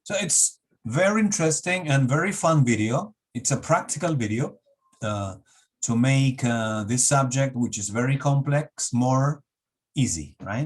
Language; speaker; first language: English; non-native, fluent; Spanish